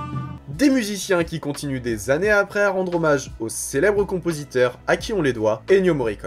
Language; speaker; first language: French; native; French